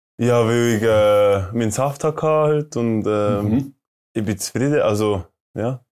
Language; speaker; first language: German; early bilingual, other home language; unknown